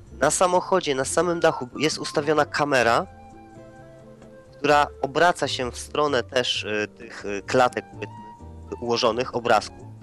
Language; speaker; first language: Polish; native; Polish